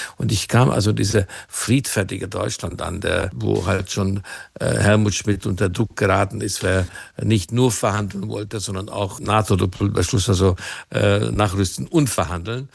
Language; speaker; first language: German; non-native, fluent; Hungarian